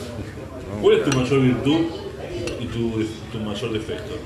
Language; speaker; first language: Spanish; native; Spanish